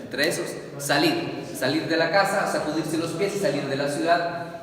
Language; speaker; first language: Spanish; native; Spanish